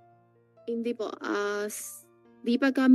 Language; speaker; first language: Filipino; non-native, learner; Chinese